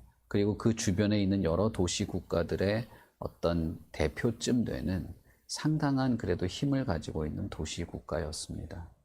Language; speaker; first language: Korean; native; Korean